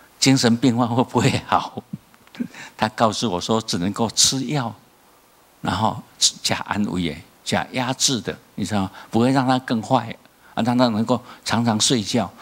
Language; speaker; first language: Chinese; native; Chinese